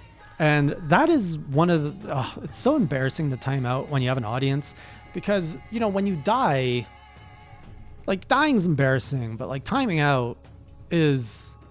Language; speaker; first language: English; native; English